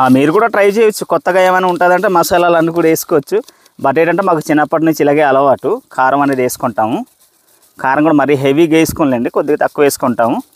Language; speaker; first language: Telugu; non-native, local second language; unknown